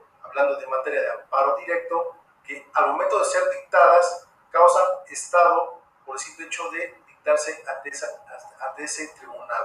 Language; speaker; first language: Spanish; native; Spanish